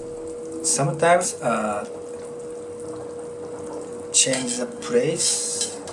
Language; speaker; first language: English; non-native, learner; Japanese